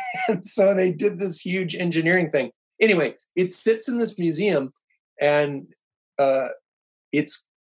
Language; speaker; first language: English; native; English